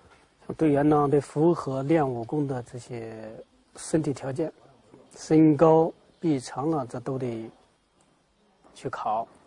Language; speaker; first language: Chinese; native; Chinese